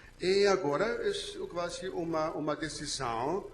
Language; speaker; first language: Portuguese; non-native, learner; German